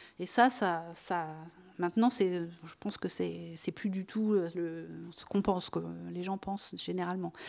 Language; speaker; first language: French; native; French